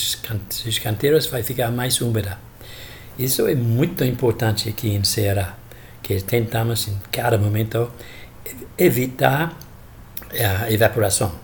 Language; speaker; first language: Portuguese; non-native, fluent; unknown